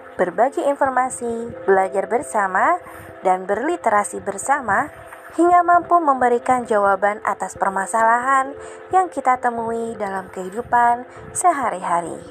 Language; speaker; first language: Indonesian; native; Indonesian